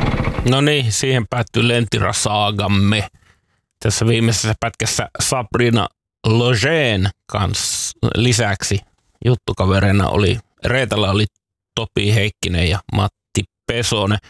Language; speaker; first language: Finnish; native; Finnish